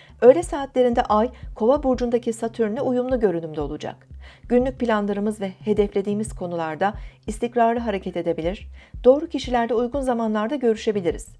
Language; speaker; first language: Turkish; native; Turkish